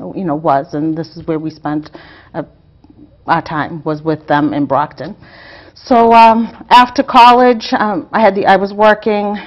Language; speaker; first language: English; native; English